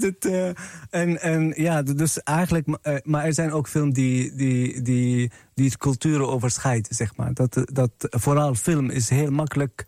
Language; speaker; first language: Dutch; non-native, fluent; Arabic